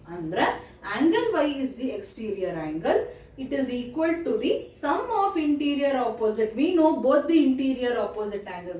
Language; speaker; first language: English; non-native, local second language; Kannada